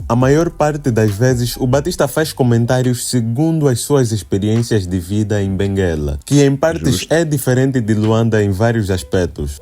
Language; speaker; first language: Portuguese; native; Portuguese